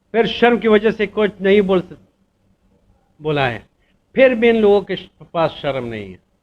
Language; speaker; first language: Hindi; non-native, fluent; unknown